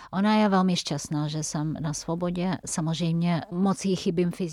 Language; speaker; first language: Czech; non-native, fluent; Tatar